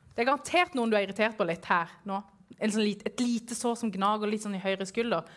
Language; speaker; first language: Norwegian; early bilingual, other home language; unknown